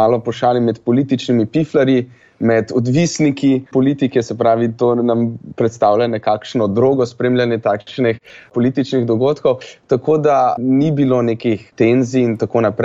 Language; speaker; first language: Slovenian; native; Slovenian